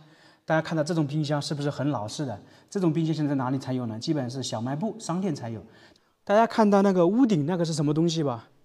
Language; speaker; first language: Chinese; native; Chinese